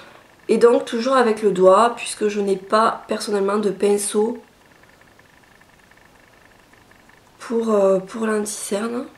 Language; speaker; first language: French; native; French